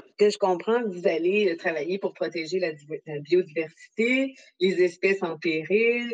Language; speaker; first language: French; native; French